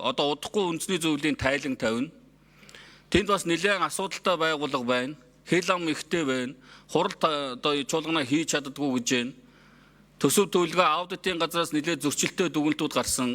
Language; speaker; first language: Mongolian; native; Mongolian